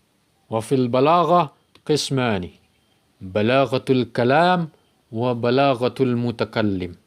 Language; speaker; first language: Arabic; non-native, fluent; Indonesian